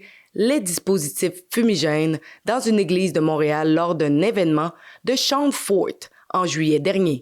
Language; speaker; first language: French; native; French